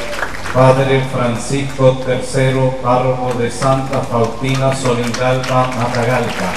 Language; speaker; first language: Spanish; native; Spanish